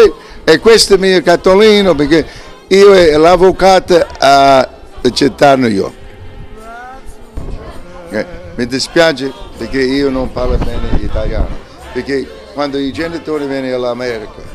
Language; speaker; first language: Italian; early bilingual, heritage; English